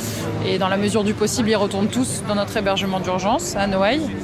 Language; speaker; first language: French; native; French